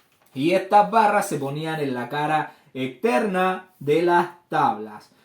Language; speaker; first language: Spanish; native; Spanish